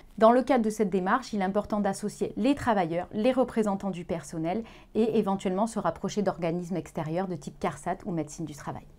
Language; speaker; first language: French; native; French